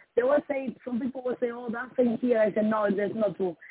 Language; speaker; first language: English; non-native, learner; Spanish